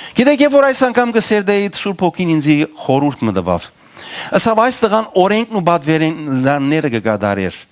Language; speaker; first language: Armenian; early bilingual, heritage; Armenian